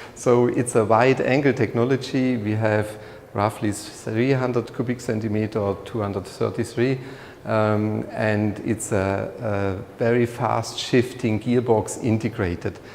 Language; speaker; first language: English; non-native, fluent; German